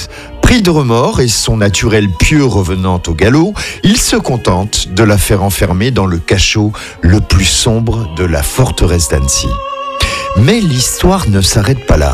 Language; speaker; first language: French; native; French